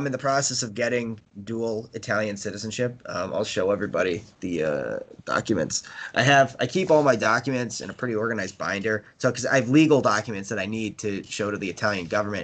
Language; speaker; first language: English; native; English